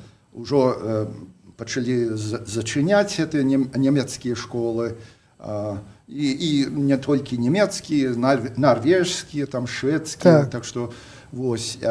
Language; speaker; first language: Belarusian; non-native, fluent; English